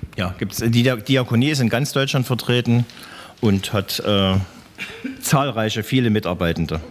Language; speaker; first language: German; native; German